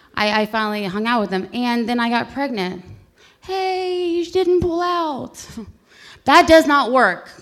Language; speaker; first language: English; native; English